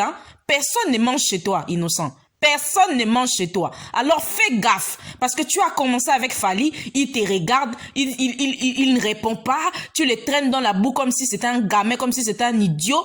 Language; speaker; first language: French; non-native, local second language; Lingala